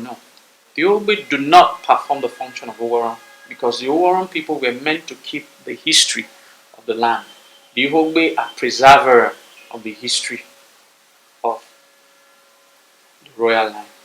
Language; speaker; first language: English; non-native, local second language; Bini